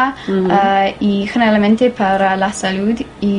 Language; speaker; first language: Spanish; non-native, learner; English